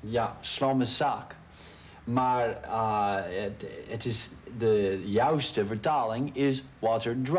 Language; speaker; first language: Dutch; non-native, fluent; English